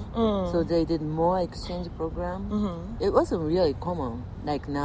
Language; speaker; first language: English; non-native, fluent; Japanese